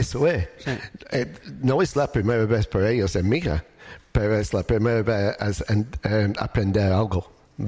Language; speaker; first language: Spanish; non-native, learner; English